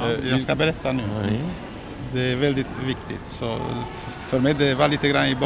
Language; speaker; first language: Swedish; non-native, fluent; Romanian